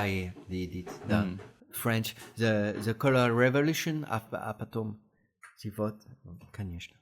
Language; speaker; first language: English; non-native, learner; French